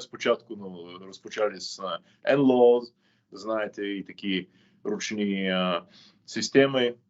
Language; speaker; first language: Ukrainian; non-native, fluent; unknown